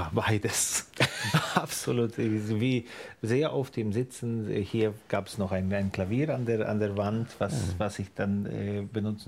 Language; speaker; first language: German; non-native, fluent; Ukrainian